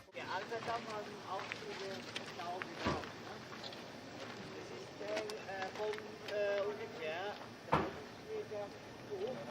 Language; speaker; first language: German; non-native, learner; Arabic